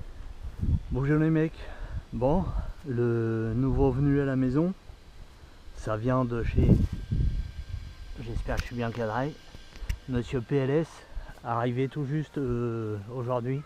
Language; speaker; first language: French; native; French